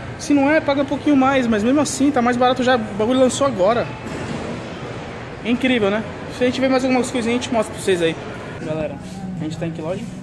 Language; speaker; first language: Portuguese; native; Portuguese